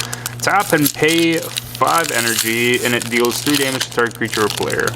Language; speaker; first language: English; native; English